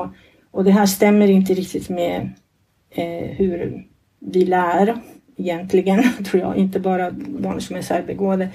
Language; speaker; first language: Swedish; non-native, fluent; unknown